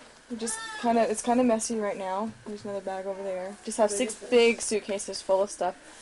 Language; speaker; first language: English; native; English